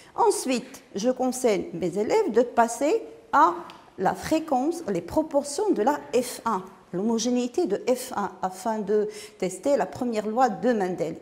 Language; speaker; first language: French; non-native, local second language; Arabic